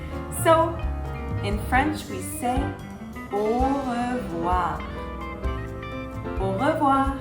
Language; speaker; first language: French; non-native, fluent; English